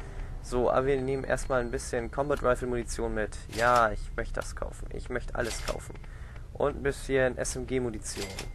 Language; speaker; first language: German; native; German